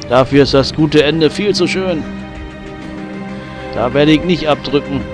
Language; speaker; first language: German; native; German